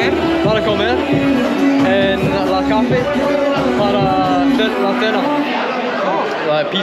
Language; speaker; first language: Spanish; non-native, learner; English